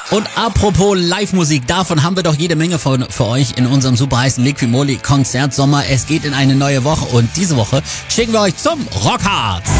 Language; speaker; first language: German; native; German